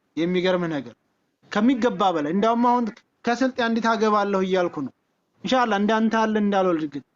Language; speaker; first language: Amharic; non-native, local second language; Oromo